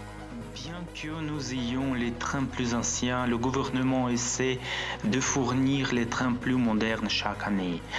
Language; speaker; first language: French; non-native, fluent; Russian